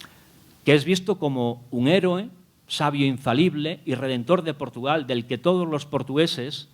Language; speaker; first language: Spanish; native; Spanish